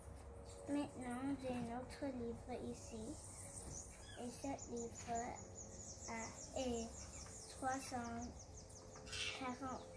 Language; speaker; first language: French; non-native, learner; English